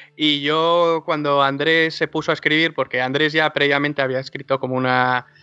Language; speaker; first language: Spanish; native; Spanish